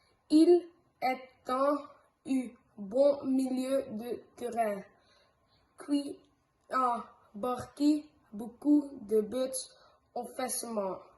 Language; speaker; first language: French; non-native, learner; Dutch